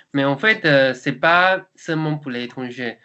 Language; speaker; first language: French; non-native, learner; Chinese